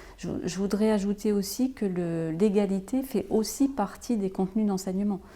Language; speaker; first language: French; native; French